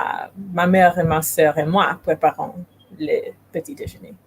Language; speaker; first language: French; non-native, learner; English